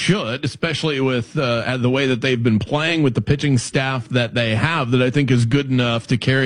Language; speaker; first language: English; native; English